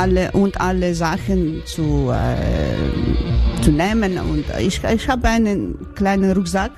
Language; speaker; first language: German; non-native, learner; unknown